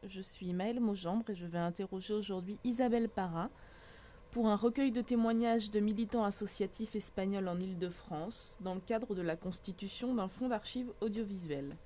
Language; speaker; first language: French; native; French